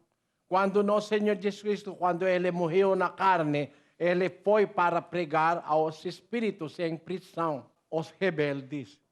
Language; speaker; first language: Portuguese; non-native, learner; Filipino